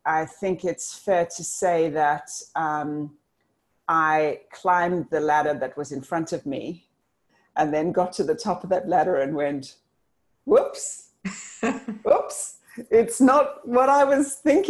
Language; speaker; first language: English; native; English